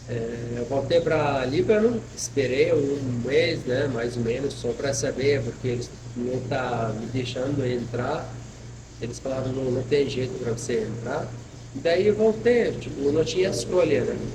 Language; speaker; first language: Portuguese; non-native, fluent; Arabic